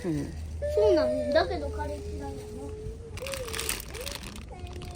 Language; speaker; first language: Japanese; early bilingual, other home language; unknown